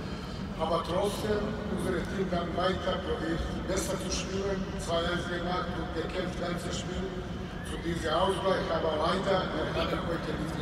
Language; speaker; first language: German; non-native, fluent; Serbian